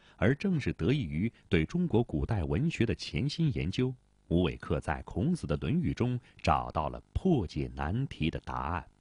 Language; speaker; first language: Chinese; native; Chinese